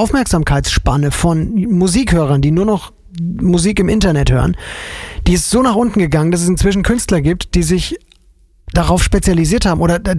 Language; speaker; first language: German; native; German